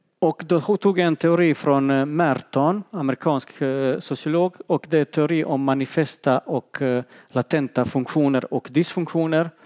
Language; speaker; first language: Swedish; non-native, fluent; Bosnian